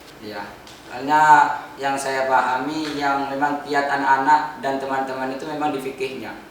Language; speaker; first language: Indonesian; non-native, local second language; Madurese